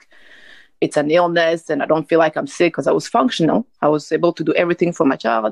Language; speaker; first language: English; non-native, local second language; Kinyarwanda